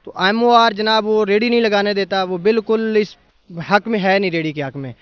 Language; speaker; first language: Urdu; non-native, local second language; Punjabi